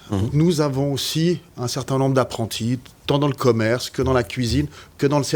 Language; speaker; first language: French; native; French